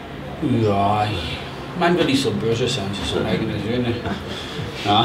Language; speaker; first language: German; non-native, fluent; English